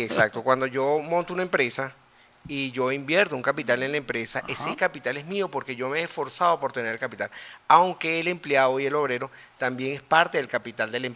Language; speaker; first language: Spanish; native; Spanish